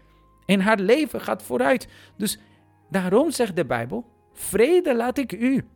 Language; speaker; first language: Dutch; non-native, fluent; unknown